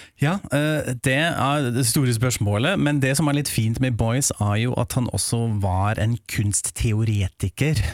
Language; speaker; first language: Norwegian; non-native, fluent; German